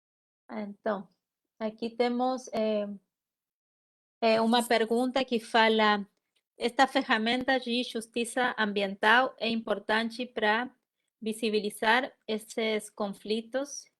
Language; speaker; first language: Portuguese; non-native, fluent; Spanish